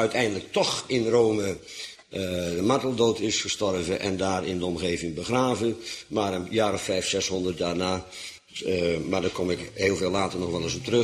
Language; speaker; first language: Dutch; native; Dutch